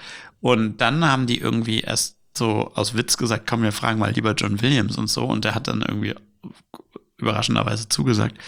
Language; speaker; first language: German; native; German